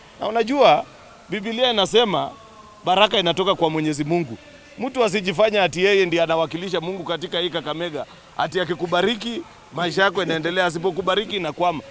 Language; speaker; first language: Swahili; non-native, local second language; Kalenjin